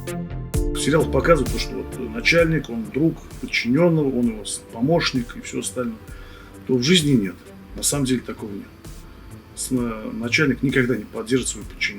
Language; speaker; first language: Russian; native; Russian